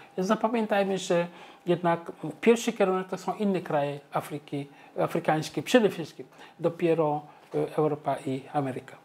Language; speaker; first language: Polish; non-native, fluent; Wolof